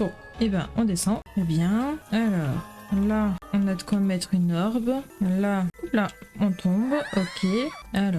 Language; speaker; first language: French; native; French